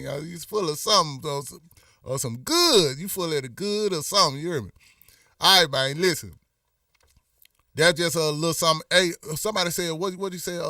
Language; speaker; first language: English; native; English